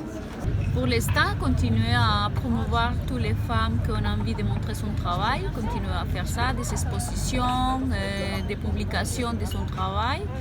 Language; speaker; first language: French; non-native, fluent; Spanish